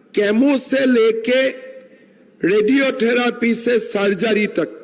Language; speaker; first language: Hindi; non-native, local second language; Assamese